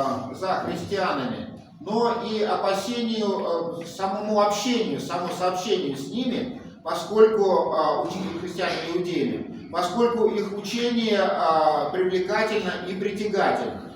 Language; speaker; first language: Russian; native; Russian